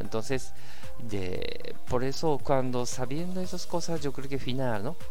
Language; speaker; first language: Spanish; non-native, learner; Japanese